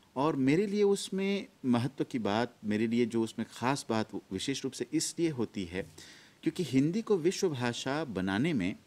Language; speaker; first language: Hindi; early bilingual, heritage; Hindi